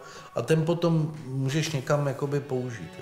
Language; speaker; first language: Czech; native; Czech